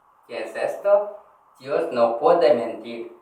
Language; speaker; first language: Spanish; non-native, learner; Korean